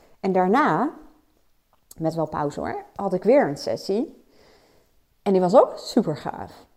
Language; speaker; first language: Dutch; native; Dutch